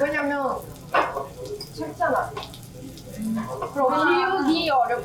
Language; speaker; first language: Korean; non-native, learner; Portuguese